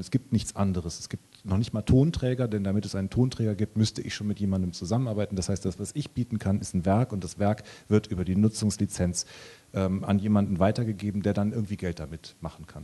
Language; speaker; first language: German; native; German